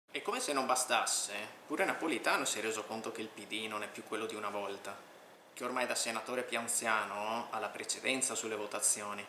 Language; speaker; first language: Italian; native; Italian